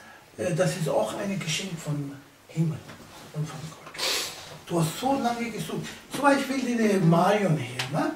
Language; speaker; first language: German; non-native, learner; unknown